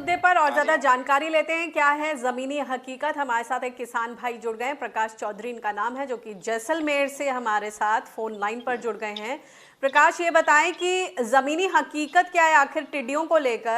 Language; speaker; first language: Hindi; native; Hindi